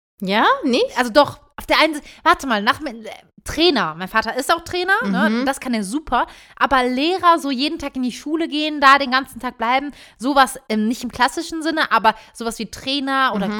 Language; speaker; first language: German; early bilingual, other home language; Turkish